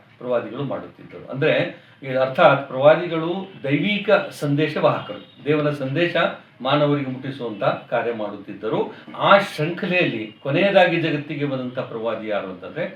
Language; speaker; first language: Kannada; non-native, local second language; Urdu